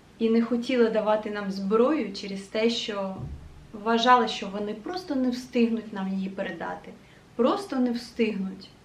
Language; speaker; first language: Ukrainian; native; Ukrainian